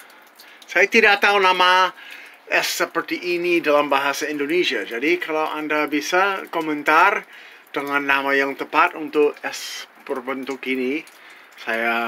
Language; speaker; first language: Indonesian; non-native, fluent; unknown